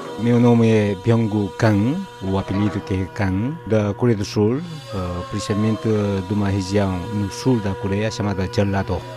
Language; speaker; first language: Portuguese; non-native, fluent; Korean